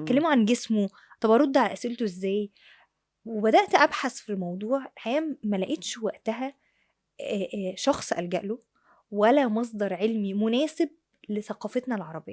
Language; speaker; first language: Arabic; native; Arabic